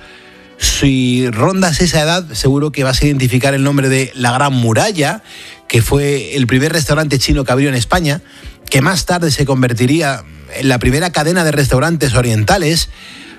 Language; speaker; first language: Spanish; native; Spanish